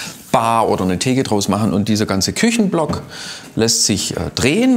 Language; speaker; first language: German; native; German